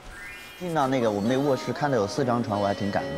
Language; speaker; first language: Chinese; native; Chinese